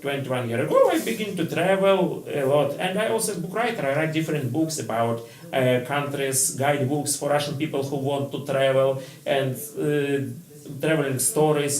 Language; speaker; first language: English; non-native, learner; Russian